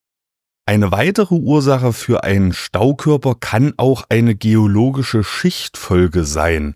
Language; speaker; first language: German; native; German